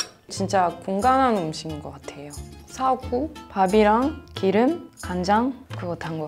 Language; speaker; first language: Korean; non-native, fluent; French